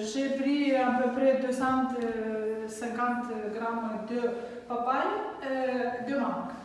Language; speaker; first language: French; non-native, learner; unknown